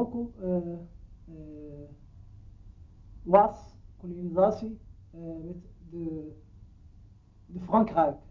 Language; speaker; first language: Dutch; non-native, learner; Arabic